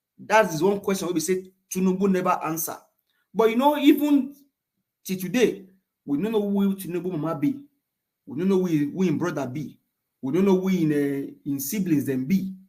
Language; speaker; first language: Nigerian Pidgin; non-native, local second language; Yoruba